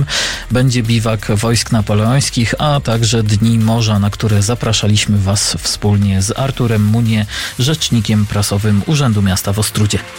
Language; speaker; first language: Polish; native; Polish